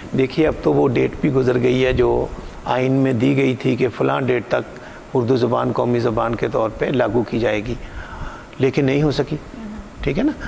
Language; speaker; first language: Urdu; non-native, local second language; Punjabi